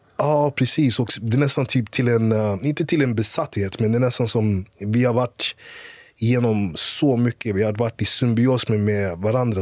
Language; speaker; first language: Swedish; early bilingual, other home language; English